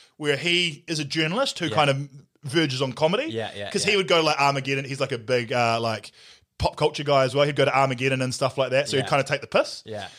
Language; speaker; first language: English; native; English